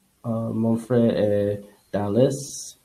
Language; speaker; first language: French; non-native, learner; English